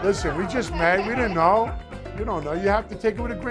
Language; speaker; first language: English; native; English